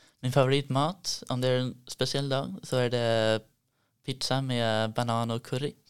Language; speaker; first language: Swedish; early bilingual, heritage; Swedish